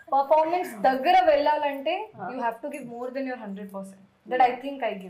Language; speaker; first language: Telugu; non-native, learner; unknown